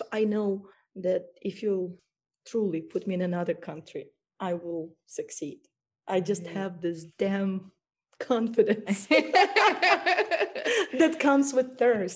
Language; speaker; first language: English; non-native, fluent; Ukrainian